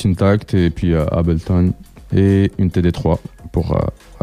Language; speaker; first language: French; non-native, local second language; Arabic